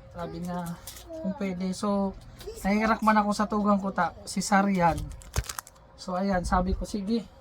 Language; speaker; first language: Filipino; non-native, local second language; Bikol